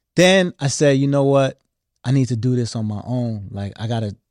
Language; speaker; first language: English; native; English